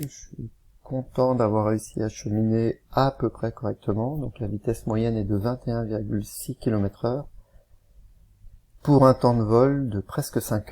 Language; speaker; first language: French; native; French